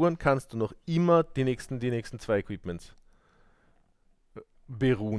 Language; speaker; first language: German; native; German